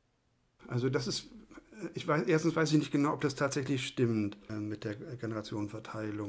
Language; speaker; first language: German; native; German